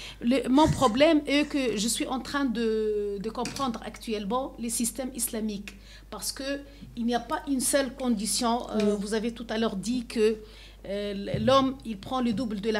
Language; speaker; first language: French; non-native, local second language; Arabic